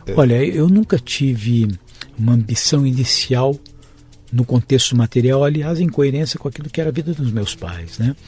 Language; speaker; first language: Portuguese; native; Portuguese